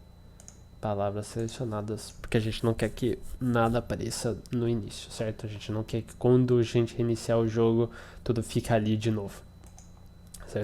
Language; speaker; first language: Portuguese; native; Portuguese